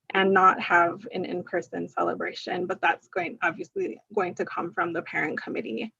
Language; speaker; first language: English; early bilingual, other home language; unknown